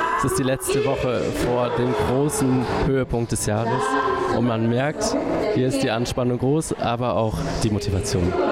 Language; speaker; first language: German; native; German